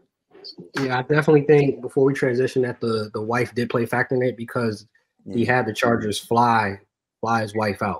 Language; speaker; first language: English; native; English